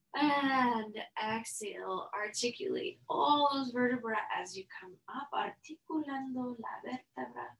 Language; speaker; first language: English; native; English